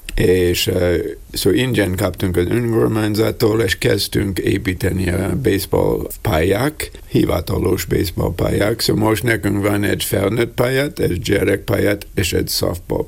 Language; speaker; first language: Hungarian; non-native, learner; English